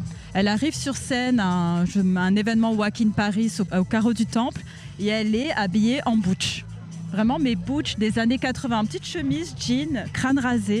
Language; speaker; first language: French; native; French